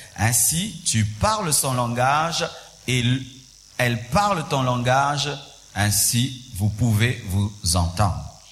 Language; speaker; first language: French; non-native, local second language; Swahili